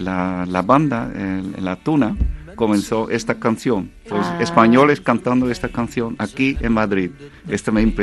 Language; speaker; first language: Spanish; non-native, fluent; Dutch